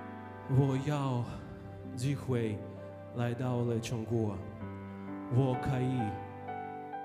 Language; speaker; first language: Chinese; non-native, fluent; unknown